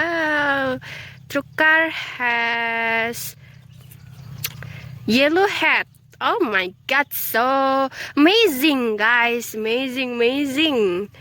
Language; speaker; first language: English; non-native, learner; Indonesian